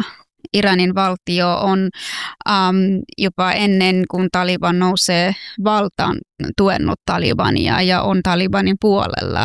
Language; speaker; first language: Finnish; non-native, fluent; Persian